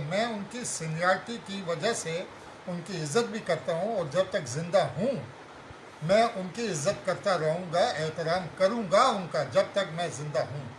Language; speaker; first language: Urdu; non-native, local second language; Northern Hindko